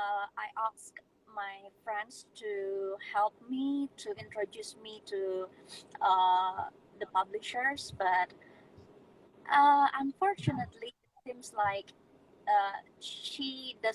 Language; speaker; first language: English; non-native, fluent; Indonesian